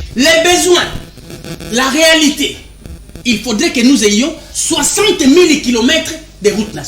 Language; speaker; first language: French; non-native, local second language; Lingala